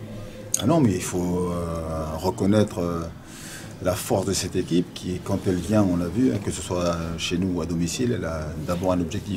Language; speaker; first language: French; native; French